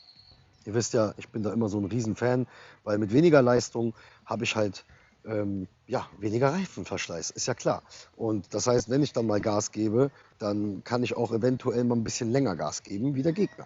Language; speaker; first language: German; native; German